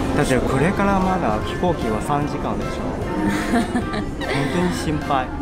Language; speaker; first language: Japanese; non-native, fluent; Chinese